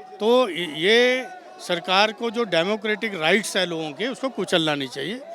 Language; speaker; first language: Hindi; native; Hindi